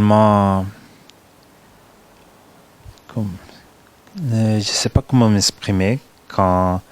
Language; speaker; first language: French; non-native, fluent; Spanish